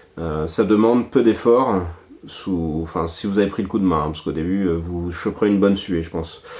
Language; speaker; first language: French; native; French